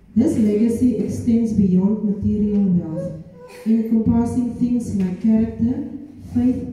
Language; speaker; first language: English; non-native, local second language; Afrikaans